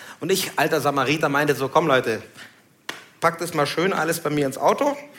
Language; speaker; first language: German; early bilingual, other home language; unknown